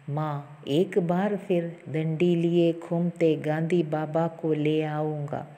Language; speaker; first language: Hindi; non-native, local second language; Malayalam